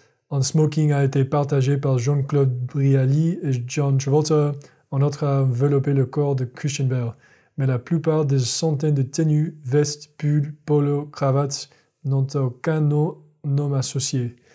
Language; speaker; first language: French; non-native, fluent; English